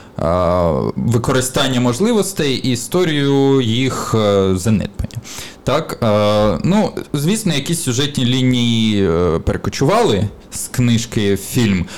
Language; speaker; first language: Ukrainian; native; Ukrainian